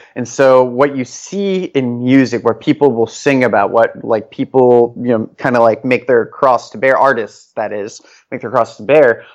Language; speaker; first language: English; non-native, fluent; Norwegian